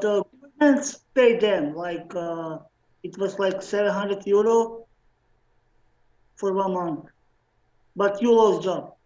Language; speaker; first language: English; non-native, learner; Slovenian